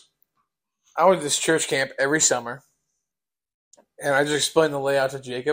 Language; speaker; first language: English; native; English